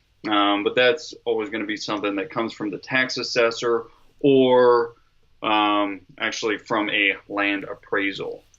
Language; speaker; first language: English; native; English